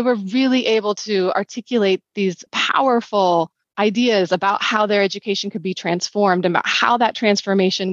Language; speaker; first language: English; native; English